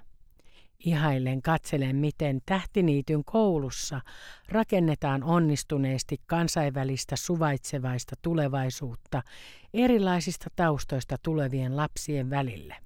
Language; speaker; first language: Finnish; native; Finnish